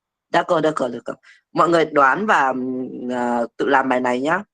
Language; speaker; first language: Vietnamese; native; Vietnamese